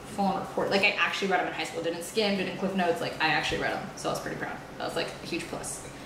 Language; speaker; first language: English; early bilingual, other home language; Spanish